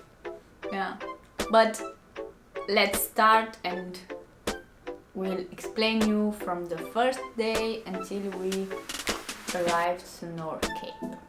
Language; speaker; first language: English; non-native, learner; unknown